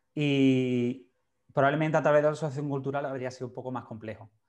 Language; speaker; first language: Spanish; native; Spanish